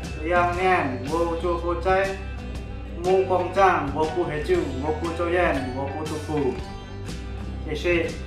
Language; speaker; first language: Chinese; non-native, learner; Indonesian